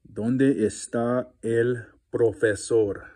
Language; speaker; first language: Spanish; non-native, learner; English